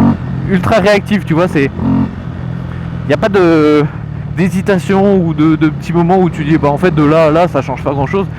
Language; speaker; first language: French; native; French